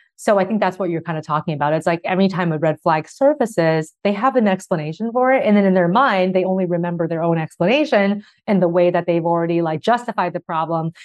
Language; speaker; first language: English; early bilingual, other home language; Chinese